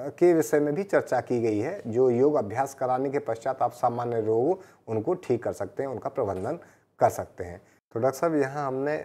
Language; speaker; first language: Hindi; native; Hindi